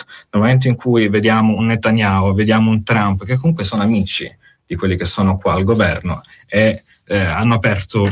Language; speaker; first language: Italian; native; Italian